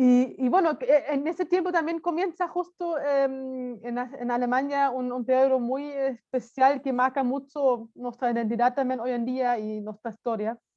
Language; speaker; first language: Spanish; non-native, fluent; German